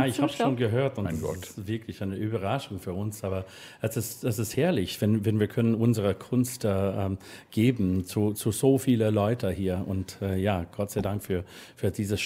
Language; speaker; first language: German; non-native, learner; English